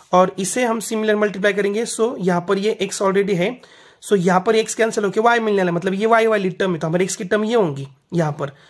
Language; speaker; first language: Hindi; non-native, local second language; Marathi